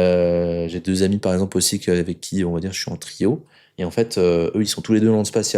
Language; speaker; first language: French; native; French